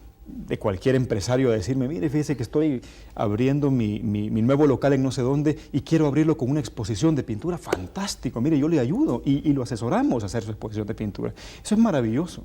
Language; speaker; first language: Spanish; native; Spanish